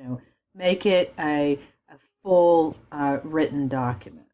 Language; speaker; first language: English; native; English